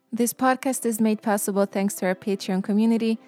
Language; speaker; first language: English; non-native, fluent; Hungarian